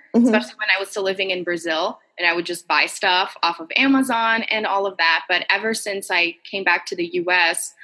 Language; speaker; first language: English; non-native, fluent; Portuguese